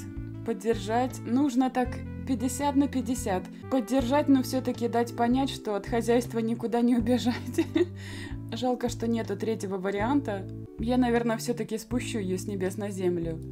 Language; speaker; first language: Russian; native; Russian